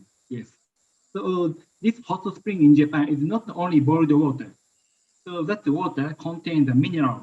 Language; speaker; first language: English; non-native, learner; Japanese